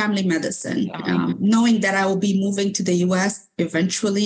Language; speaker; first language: English; non-native, fluent; Arabic